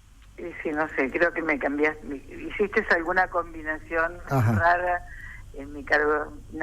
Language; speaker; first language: Spanish; native; Spanish